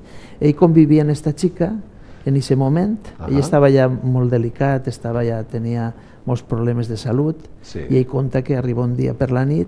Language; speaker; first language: Catalan; native; Catalan